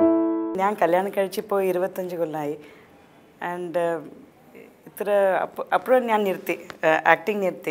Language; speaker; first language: Malayalam; non-native, local second language; Tamil